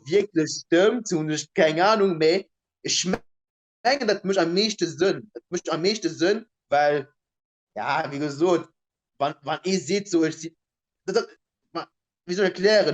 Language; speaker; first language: German; non-native, local second language; Luxembourgish